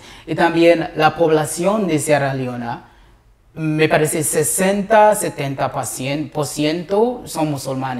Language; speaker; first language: Spanish; non-native, learner; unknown